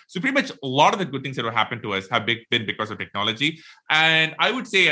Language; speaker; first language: English; non-native, local second language; Tamil